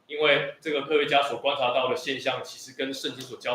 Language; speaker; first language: Chinese; native; Chinese